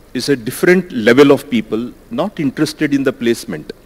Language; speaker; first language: Hindi; non-native, learner; Kannada